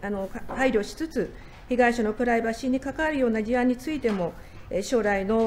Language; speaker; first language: Japanese; native; Japanese